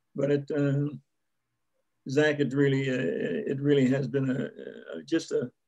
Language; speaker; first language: English; native; English